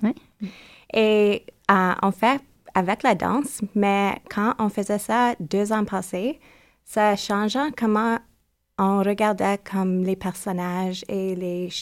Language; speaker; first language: French; non-native, learner; English